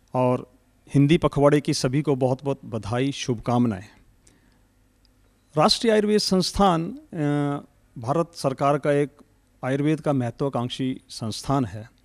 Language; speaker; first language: Hindi; native; Hindi